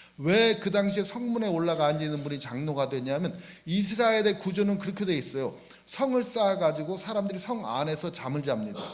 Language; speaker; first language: Korean; native; Korean